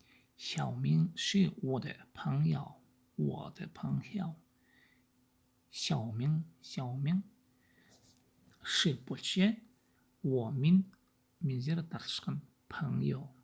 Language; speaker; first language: Chinese; non-native, learner; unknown